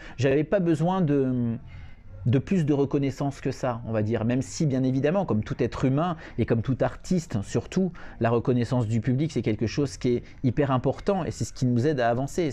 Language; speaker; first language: French; native; French